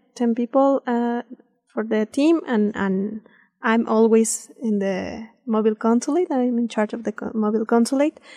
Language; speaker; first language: English; non-native, fluent; Spanish